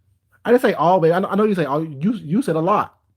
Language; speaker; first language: English; native; English